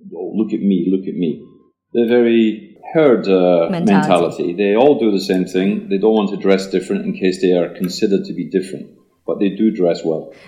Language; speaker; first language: English; native; English